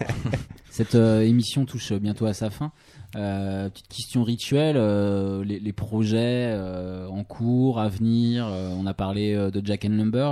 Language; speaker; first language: French; native; French